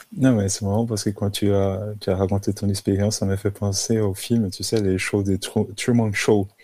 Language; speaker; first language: French; non-native, fluent; Portuguese